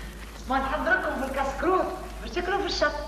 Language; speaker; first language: Arabic; native; Arabic